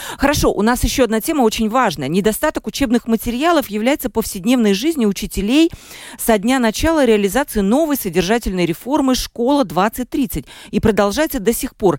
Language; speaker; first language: Russian; native; Russian